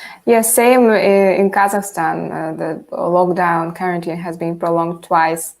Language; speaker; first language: English; non-native, fluent; Russian